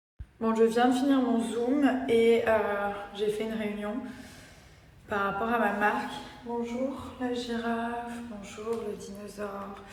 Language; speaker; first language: French; native; French